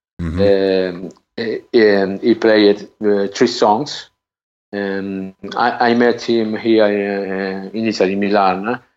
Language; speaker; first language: English; non-native, learner; Italian